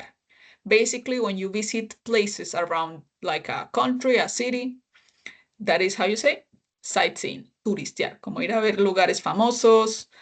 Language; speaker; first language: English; non-native, fluent; Spanish